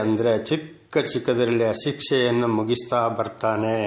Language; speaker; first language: Kannada; native; Kannada